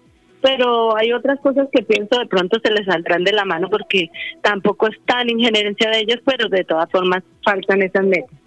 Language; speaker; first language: Spanish; native; Spanish